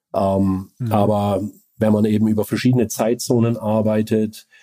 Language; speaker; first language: German; native; German